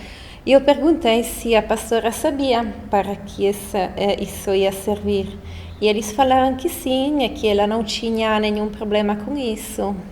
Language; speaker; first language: Portuguese; non-native, fluent; Italian